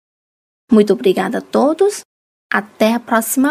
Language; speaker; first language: Portuguese; non-native, fluent; Chinese